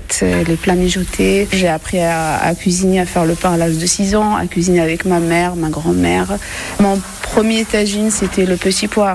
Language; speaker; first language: French; non-native, local second language; Arabic